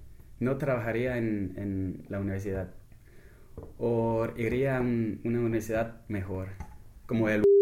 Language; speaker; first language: Spanish; non-native, fluent; English